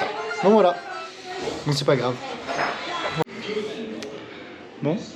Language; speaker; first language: French; native; French